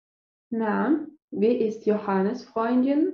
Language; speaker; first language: German; non-native, fluent; Russian